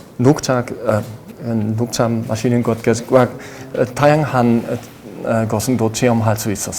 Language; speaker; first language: Korean; non-native, fluent; German